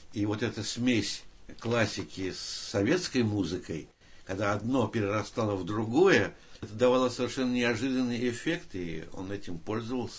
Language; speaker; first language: Russian; native; Russian